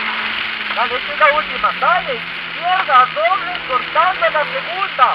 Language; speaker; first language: Spanish; native; Spanish